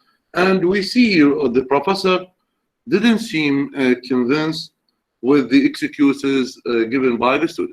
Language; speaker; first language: English; non-native, fluent; Arabic